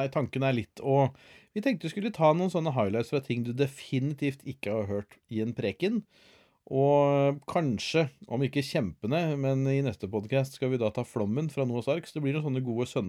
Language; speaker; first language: Norwegian; native; Norwegian